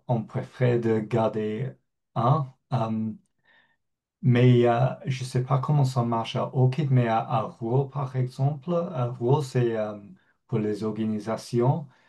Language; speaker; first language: French; non-native, fluent; English